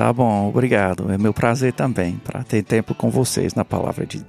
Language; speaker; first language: Portuguese; non-native, learner; English